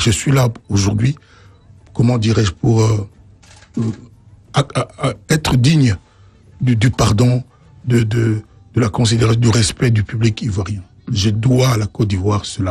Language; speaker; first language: French; non-native, local second language; Lingala